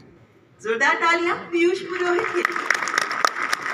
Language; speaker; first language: Hindi; native; Hindi